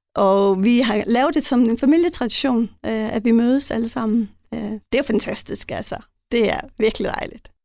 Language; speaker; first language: Danish; non-native, local second language; Faroese